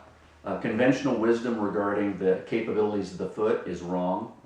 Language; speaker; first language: English; native; English